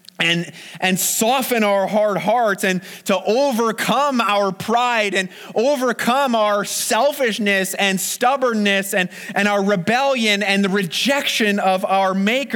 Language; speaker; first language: English; native; English